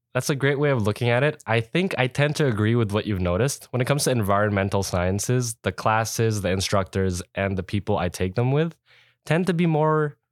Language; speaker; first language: English; early bilingual, other home language; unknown